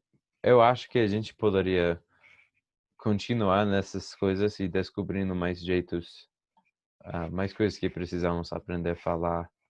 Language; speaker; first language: Portuguese; non-native, fluent; English